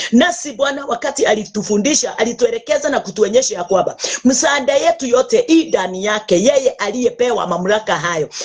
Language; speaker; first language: Swahili; non-native, local second language; Kikuyu